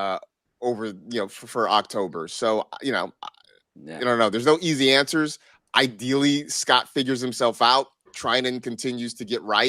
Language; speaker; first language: English; native; English